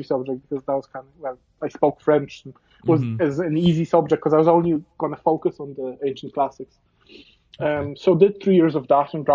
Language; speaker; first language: English; non-native, fluent; Polish